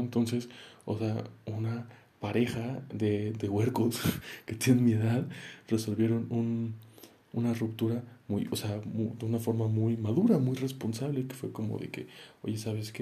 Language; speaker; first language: Spanish; native; Spanish